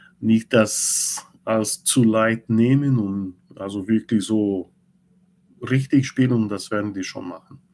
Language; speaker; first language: German; non-native, learner; Portuguese